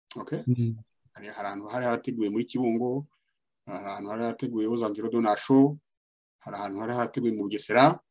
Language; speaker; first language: Kinyarwanda; native; Kinyarwanda